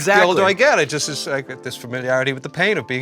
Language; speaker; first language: English; native; English